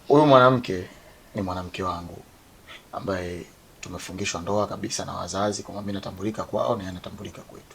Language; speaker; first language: Swahili; native; Swahili